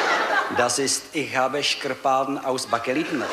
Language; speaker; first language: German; non-native, learner; Czech